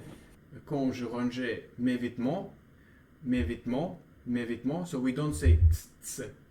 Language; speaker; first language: French; non-native, learner; Russian